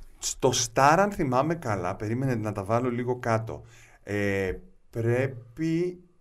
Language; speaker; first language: Greek; native; Greek